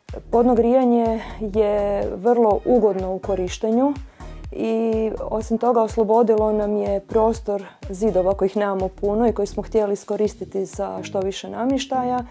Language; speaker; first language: Croatian; native; Croatian